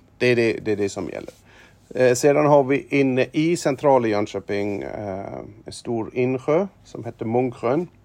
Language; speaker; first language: Swedish; non-native, fluent; German